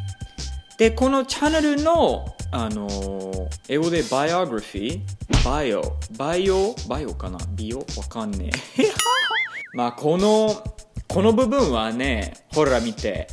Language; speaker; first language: Japanese; non-native, fluent; English